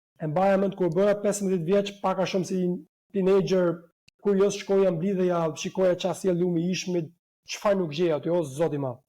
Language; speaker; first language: Albanian; native; Albanian